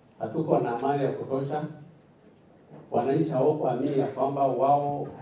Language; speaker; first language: Swahili; non-native, local second language; Somali